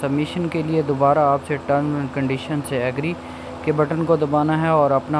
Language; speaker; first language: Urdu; non-native, local second language; Punjabi